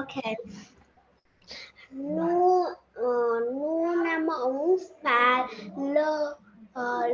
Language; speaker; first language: French; non-native, learner; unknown